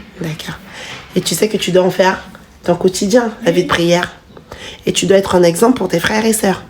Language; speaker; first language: French; native; French